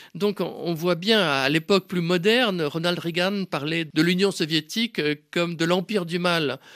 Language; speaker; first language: French; native; French